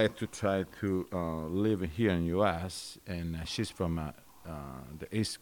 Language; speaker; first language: English; non-native, learner; Italian